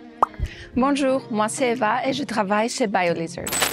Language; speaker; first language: French; non-native, local second language; Dutch